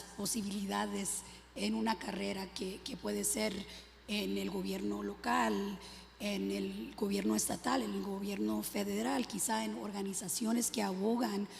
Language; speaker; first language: Spanish; early bilingual, other home language; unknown